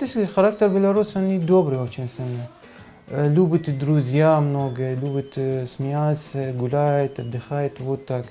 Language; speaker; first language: Russian; non-native, learner; Arabic